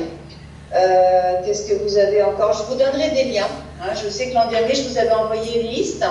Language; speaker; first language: French; native; French